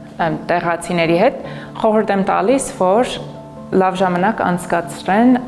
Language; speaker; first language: Armenian; non-native, fluent; English